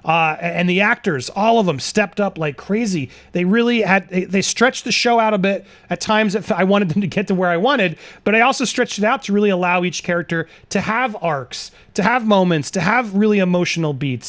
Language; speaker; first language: English; native; English